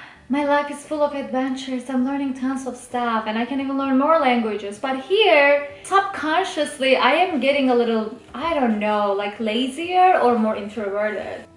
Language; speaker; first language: English; non-native, fluent; Turkish